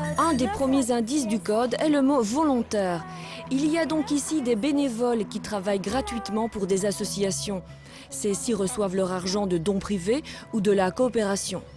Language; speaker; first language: French; native; French